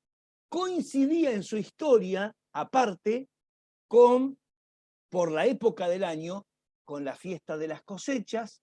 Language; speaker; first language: Spanish; native; Spanish